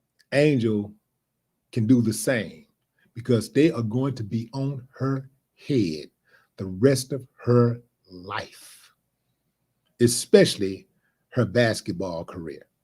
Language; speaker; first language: English; native; English